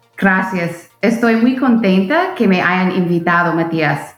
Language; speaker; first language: Spanish; non-native, fluent; English